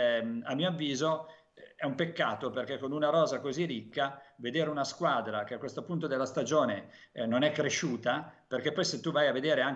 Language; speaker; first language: Italian; native; Italian